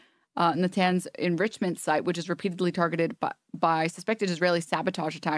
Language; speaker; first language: English; native; English